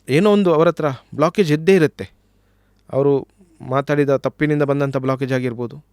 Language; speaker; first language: Kannada; native; Kannada